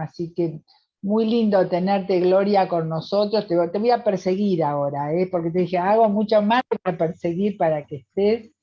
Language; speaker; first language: Spanish; native; Spanish